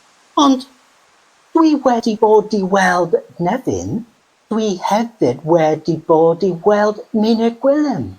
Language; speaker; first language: Welsh; non-native, learner; English